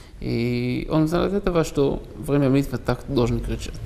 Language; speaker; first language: Russian; non-native, learner; Hebrew